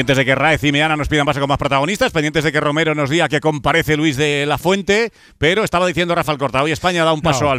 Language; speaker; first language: Spanish; native; Spanish